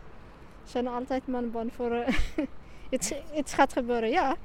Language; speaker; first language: Dutch; non-native, learner; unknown